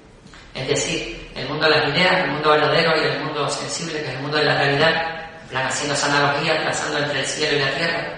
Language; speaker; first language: Spanish; native; Spanish